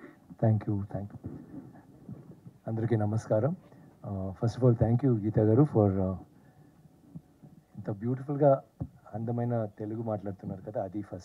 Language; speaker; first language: Telugu; non-native, learner; Tamil